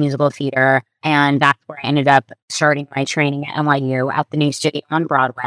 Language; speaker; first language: English; native; English